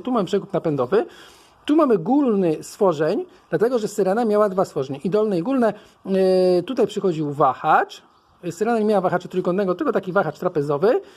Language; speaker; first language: Polish; native; Polish